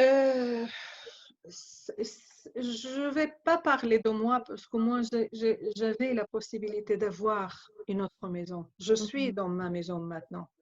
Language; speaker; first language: French; non-native, fluent; Arabic